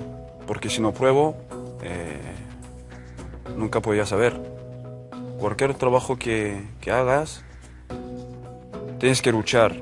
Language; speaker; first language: Spanish; non-native, fluent; French